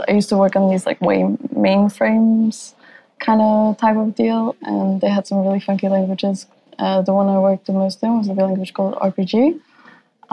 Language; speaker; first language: English; non-native, fluent; Danish